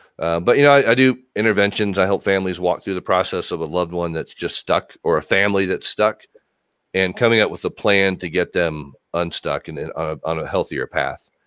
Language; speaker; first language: English; native; English